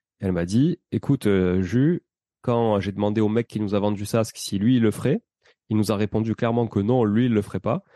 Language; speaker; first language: French; native; French